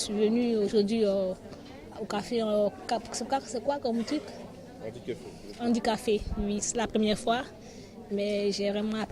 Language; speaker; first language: French; native; French